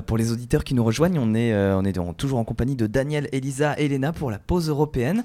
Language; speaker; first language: French; native; French